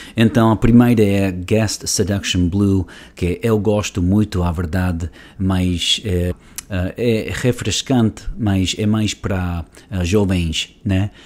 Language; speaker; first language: Portuguese; non-native, learner; Spanish